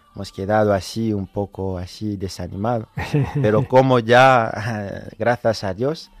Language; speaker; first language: Spanish; non-native, fluent; French